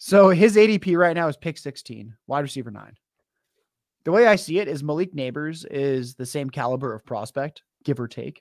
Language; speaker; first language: English; native; English